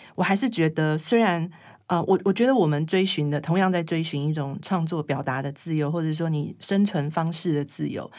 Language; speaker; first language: Chinese; native; Chinese